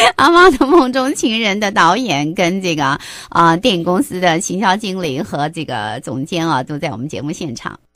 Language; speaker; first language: Chinese; native; Chinese